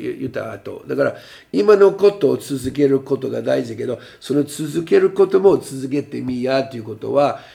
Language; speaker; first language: Japanese; non-native, fluent; English